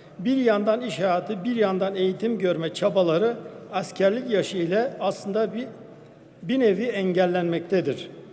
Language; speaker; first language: Turkish; non-native, local second language; Kurdish